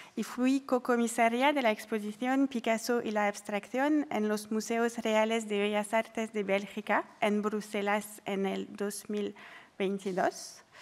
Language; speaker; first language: Spanish; non-native, fluent; French